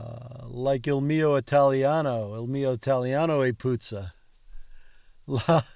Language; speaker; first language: Italian; non-native, learner; English